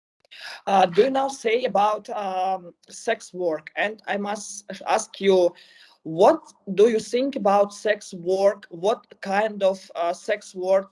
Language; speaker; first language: English; non-native, learner; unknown